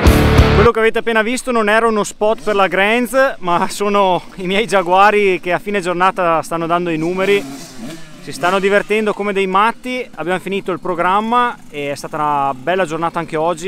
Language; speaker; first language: Italian; native; Italian